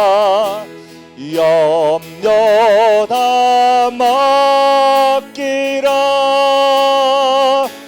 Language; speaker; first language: Korean; native; Korean